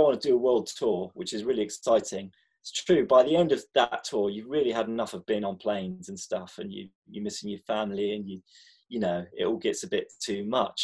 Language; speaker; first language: English; native; English